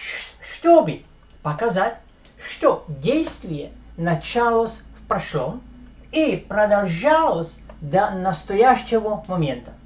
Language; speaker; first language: Russian; non-native, fluent; Slovak